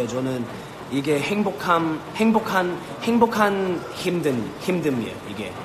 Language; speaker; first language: Korean; non-native, fluent; Cantonese